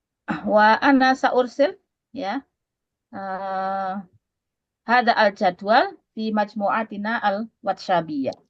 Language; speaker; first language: Arabic; non-native, fluent; Indonesian